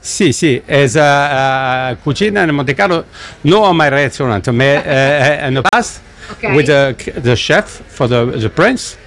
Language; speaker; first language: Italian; non-native, learner; English